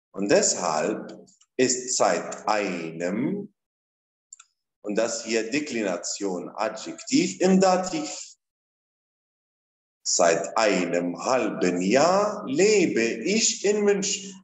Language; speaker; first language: German; non-native, fluent; Arabic